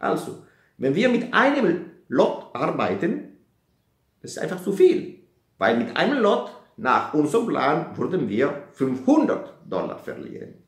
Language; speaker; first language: German; non-native, fluent; Italian